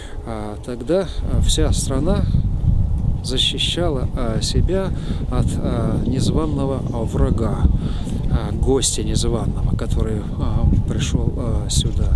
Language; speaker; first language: Russian; native; Russian